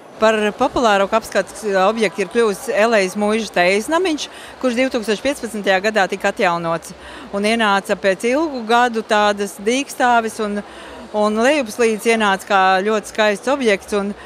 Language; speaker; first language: Latvian; native; Latvian